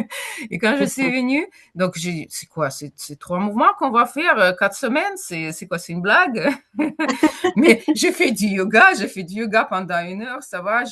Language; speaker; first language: French; non-native, fluent; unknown